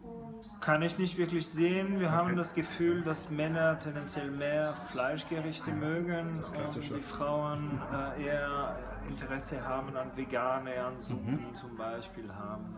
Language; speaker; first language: German; non-native, fluent; French